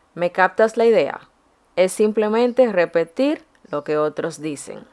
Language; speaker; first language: Spanish; native; Spanish